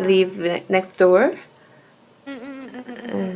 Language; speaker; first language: English; non-native, learner; Korean